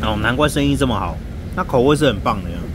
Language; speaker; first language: Chinese; native; Chinese